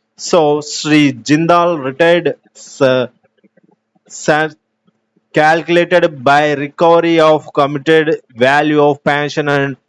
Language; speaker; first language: English; non-native, local second language; Telugu